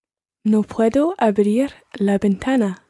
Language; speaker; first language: Spanish; non-native, learner; English